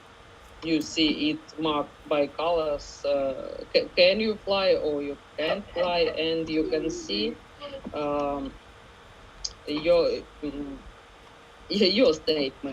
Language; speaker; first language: English; non-native, fluent; Ukrainian